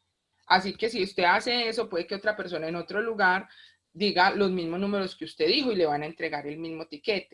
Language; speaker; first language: Spanish; native; Spanish